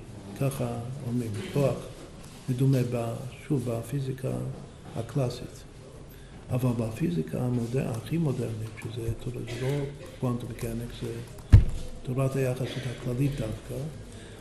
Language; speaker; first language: Hebrew; non-native, fluent; English